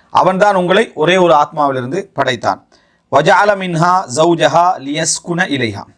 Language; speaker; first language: Tamil; native; Tamil